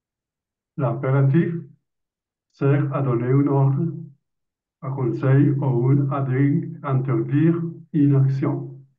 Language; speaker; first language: French; non-native, learner; Spanish